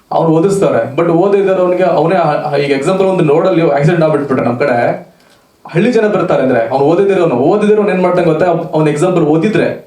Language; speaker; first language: Kannada; native; Kannada